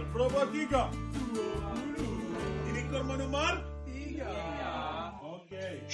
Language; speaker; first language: Indonesian; non-native, learner; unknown